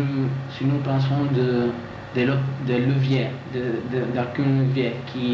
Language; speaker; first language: French; non-native, learner; Italian